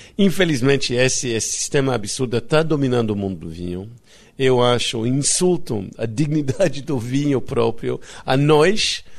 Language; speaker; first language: Portuguese; non-native, fluent; English